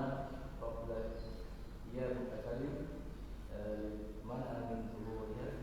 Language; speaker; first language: Arabic; non-native, learner; Indonesian